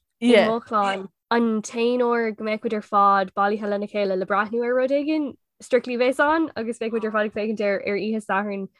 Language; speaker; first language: Irish; non-native, local second language; English